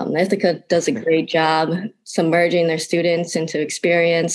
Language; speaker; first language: English; native; English